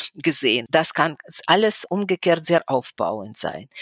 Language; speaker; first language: German; non-native, fluent; Russian